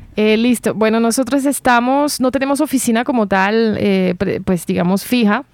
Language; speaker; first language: Spanish; non-native, fluent; French